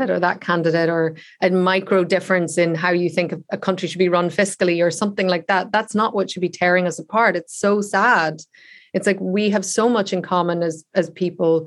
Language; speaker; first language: English; native; English